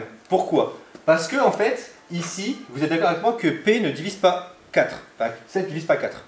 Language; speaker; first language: French; native; French